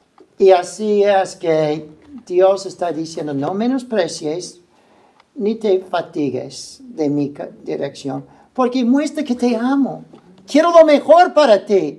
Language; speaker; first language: Spanish; non-native, fluent; English